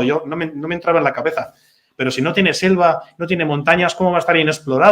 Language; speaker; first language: Spanish; native; Spanish